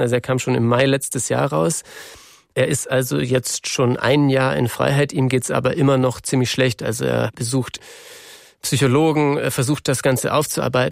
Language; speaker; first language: German; native; German